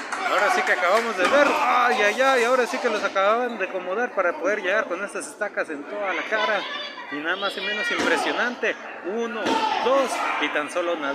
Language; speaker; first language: Spanish; native; Spanish